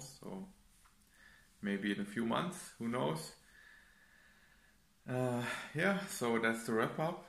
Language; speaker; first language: English; non-native, fluent; German